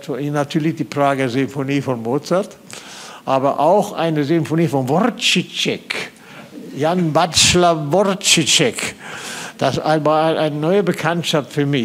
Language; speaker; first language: German; non-native, fluent; Swedish